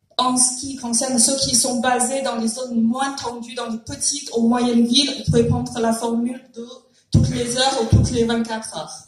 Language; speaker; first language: French; non-native, fluent; Chinese